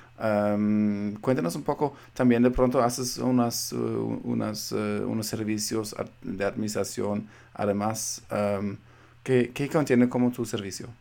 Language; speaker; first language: Spanish; non-native, fluent; German